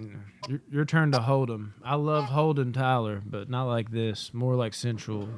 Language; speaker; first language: English; native; English